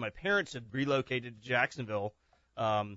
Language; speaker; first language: English; native; English